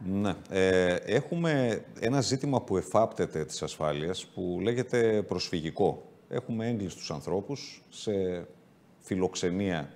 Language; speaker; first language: Greek; native; Greek